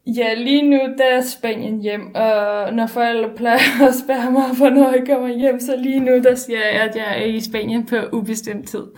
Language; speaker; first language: Danish; native; Danish